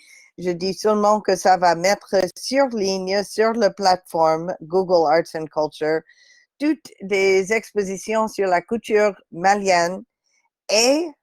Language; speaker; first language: French; non-native, fluent; English